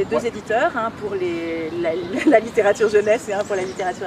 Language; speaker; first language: French; native; French